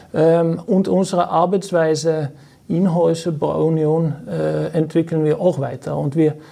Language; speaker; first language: German; non-native, fluent; Norwegian